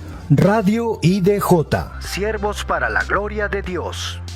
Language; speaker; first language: Spanish; native; Spanish